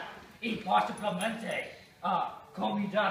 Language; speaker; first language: Spanish; non-native, learner; English